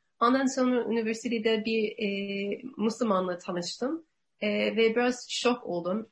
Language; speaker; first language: Turkish; non-native, learner; English